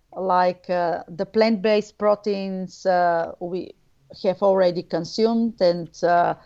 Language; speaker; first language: English; non-native, fluent; Bulgarian